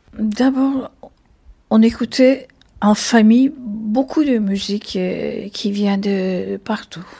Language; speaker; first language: French; non-native, fluent; Turkish